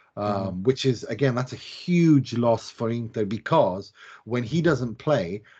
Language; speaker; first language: English; non-native, fluent; Swedish